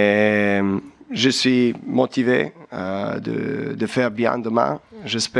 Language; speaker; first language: French; non-native, fluent; Serbian